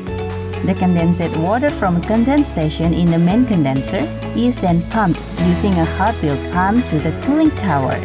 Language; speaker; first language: English; non-native, fluent; Indonesian